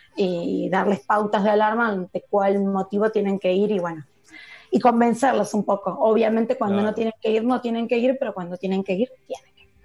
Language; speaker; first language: Spanish; native; Spanish